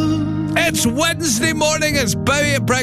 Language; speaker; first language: English; native; English